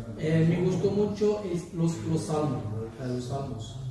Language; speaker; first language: Spanish; non-native, learner; Arabic